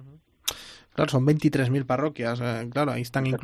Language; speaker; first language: Spanish; native; Spanish